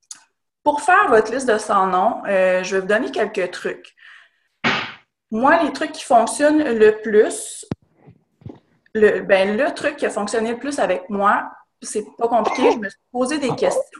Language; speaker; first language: French; native; French